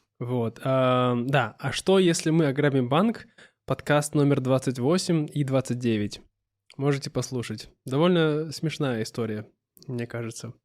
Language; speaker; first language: Russian; native; Russian